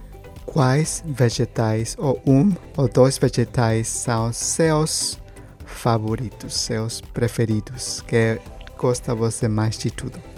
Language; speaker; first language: Portuguese; non-native, learner; Spanish